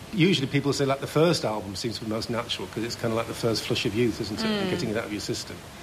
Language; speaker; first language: English; native; English